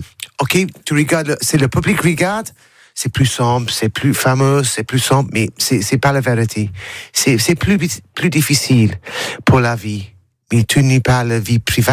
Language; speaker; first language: French; non-native, learner; English